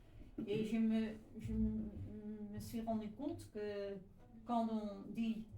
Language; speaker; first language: French; non-native, fluent; Dutch